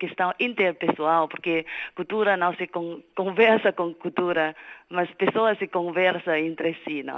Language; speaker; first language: Portuguese; non-native, fluent; Chinese